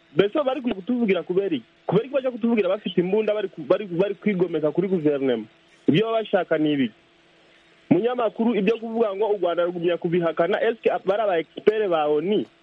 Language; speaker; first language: Kinyarwanda; native; Kinyarwanda